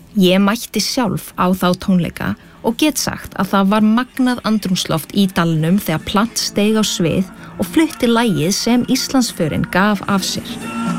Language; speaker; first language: Icelandic; native; Icelandic